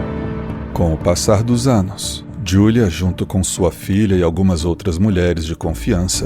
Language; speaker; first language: Portuguese; native; Portuguese